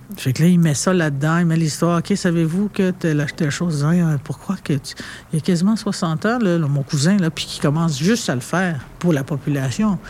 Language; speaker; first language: French; non-native, local second language; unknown